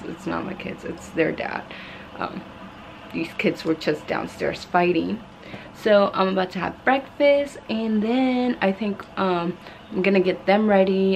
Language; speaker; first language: English; early bilingual, other home language; Spanish